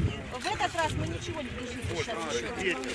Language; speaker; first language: Russian; native; Russian